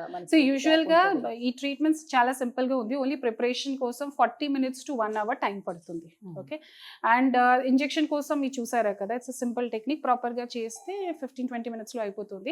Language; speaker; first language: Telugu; non-native, fluent; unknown